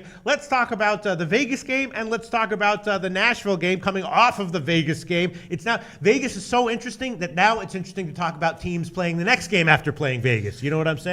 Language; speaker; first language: English; native; English